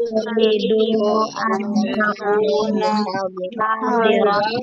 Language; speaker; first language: Arabic; non-native, learner; Indonesian